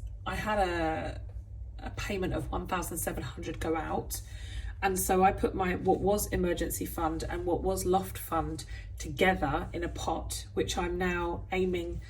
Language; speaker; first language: English; native; English